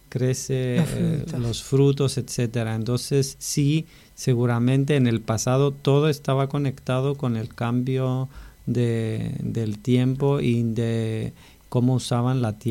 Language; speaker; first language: Spanish; non-native, fluent; Greek